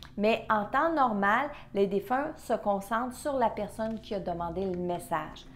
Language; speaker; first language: French; native; French